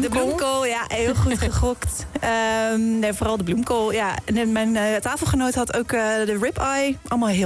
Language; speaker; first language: Dutch; native; Dutch